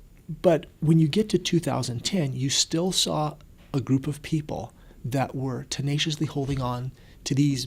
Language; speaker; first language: English; native; English